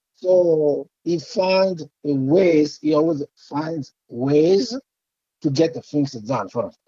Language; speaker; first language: English; non-native, fluent; French